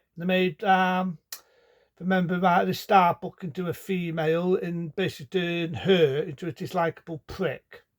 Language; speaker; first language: English; native; English